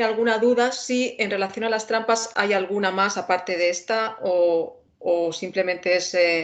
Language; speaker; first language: Spanish; native; Spanish